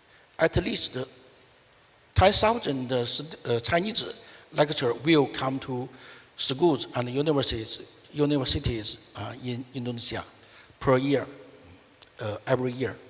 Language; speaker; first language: English; non-native, fluent; Chinese